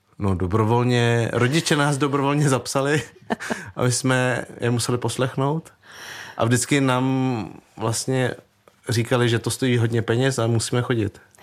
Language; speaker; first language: Czech; early bilingual, other home language; Vietnamese